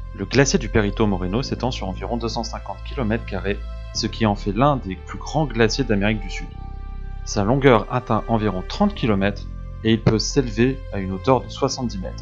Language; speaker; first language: French; native; French